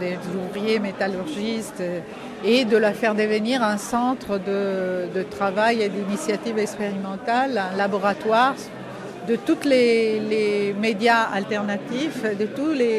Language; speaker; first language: French; non-native, fluent; Italian